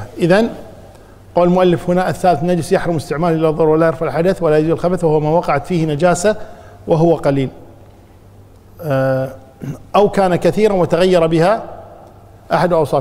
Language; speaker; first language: Arabic; native; Arabic